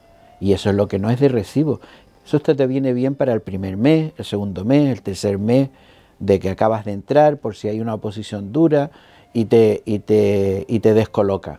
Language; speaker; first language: Spanish; native; Spanish